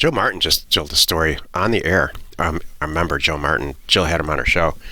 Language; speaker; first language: English; native; English